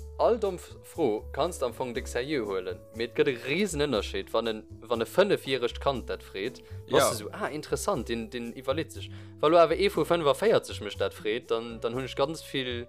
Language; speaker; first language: Luxembourgish; early bilingual, other home language; English